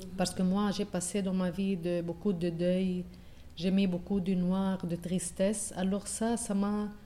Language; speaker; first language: French; non-native, local second language; Arabic